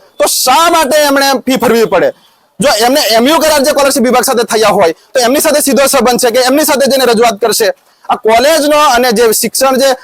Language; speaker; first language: Gujarati; non-native, local second language; Rathawi